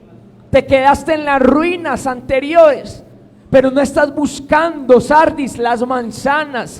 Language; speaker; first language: Spanish; native; Spanish